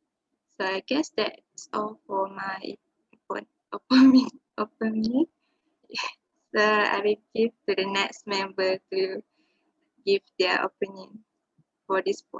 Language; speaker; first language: English; non-native, local second language; Malay